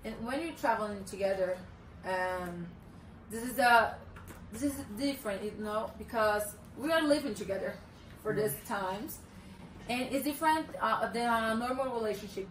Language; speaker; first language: English; non-native, learner; Portuguese